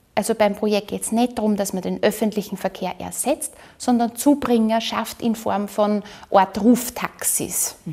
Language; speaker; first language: German; native; German